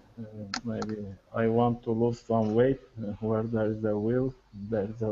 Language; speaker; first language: English; non-native, learner; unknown